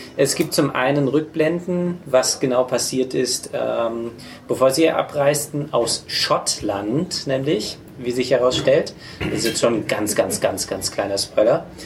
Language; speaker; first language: German; non-native, fluent; English